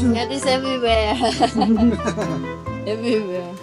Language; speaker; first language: English; non-native, local second language; Thai